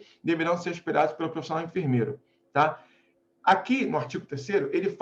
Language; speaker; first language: Portuguese; native; Portuguese